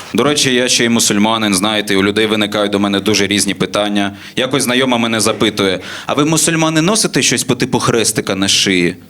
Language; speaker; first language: Ukrainian; non-native, local second language; Russian